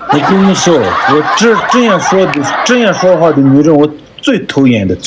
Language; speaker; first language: Chinese; non-native, local second language; Tibetan